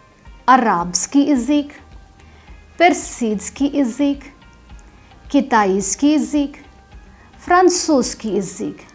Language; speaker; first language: Russian; non-native, fluent; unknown